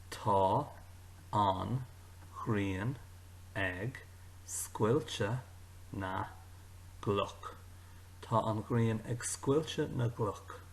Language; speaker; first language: Irish; non-native, local second language; English